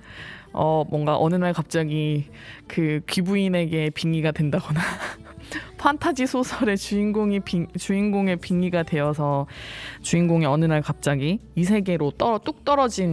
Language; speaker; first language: Korean; native; Korean